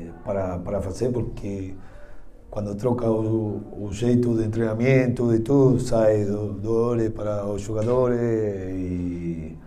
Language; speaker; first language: Portuguese; non-native, learner; Spanish